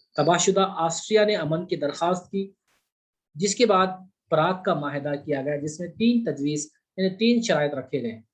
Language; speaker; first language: Urdu; native; Urdu